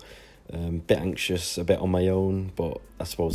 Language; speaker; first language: English; native; English